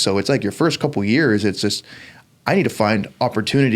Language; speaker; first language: English; native; English